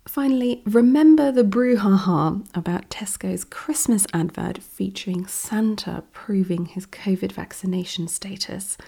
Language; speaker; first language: English; non-native, fluent; German